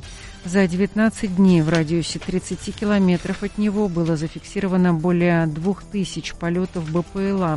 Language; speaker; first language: Russian; native; Russian